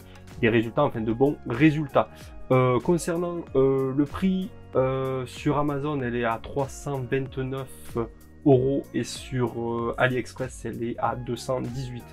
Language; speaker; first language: French; native; French